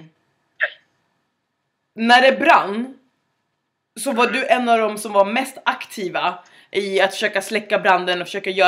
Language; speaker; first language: Swedish; native; Swedish